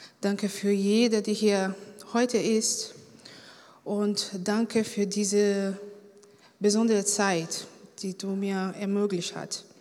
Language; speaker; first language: German; non-native, fluent; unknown